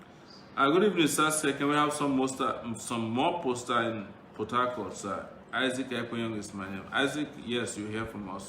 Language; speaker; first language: English; non-native, local second language; Yoruba